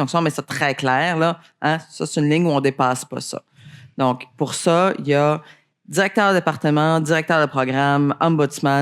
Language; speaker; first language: French; native; French